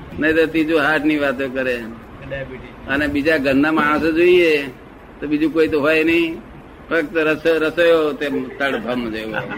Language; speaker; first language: Gujarati; native; Gujarati